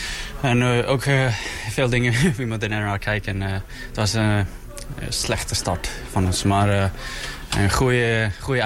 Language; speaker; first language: Dutch; non-native, learner; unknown